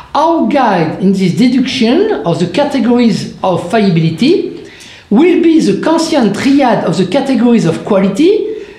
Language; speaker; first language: English; non-native, fluent; French